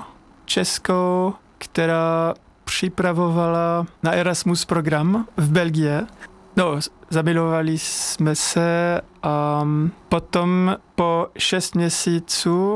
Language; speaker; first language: Czech; non-native, learner; French